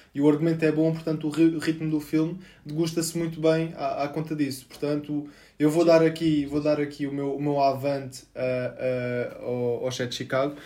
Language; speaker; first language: Portuguese; native; Portuguese